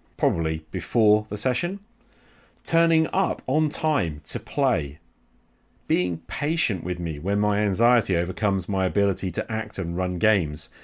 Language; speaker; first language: English; native; English